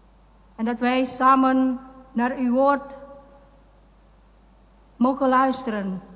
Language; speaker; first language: Dutch; non-native, fluent; Indonesian